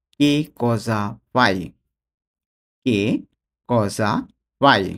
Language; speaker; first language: Italian; non-native, learner; Bangla